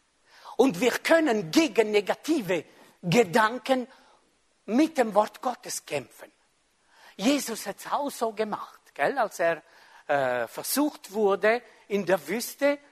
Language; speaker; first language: German; non-native, fluent; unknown